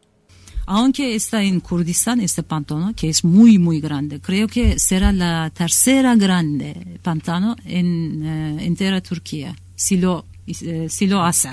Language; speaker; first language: Spanish; non-native, learner; Kurdish